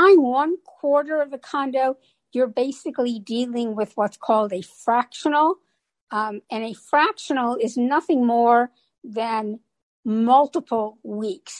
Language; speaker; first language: English; native; English